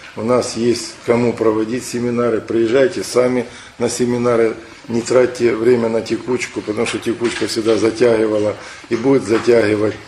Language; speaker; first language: Russian; native; Russian